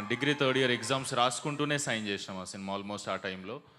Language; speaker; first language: Telugu; native; Telugu